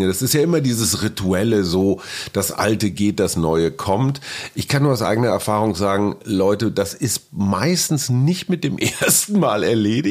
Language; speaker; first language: German; native; German